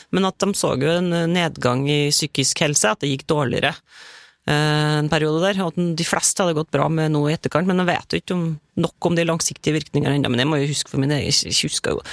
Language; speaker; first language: Norwegian; native; Norwegian